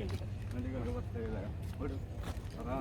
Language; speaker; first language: Hindi; non-native, local second language; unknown